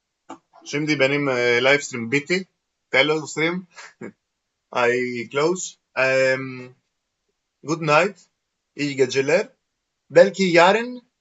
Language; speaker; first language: Turkish; non-native, learner; Greek